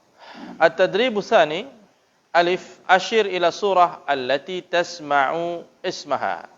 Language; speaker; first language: Arabic; non-native, fluent; Indonesian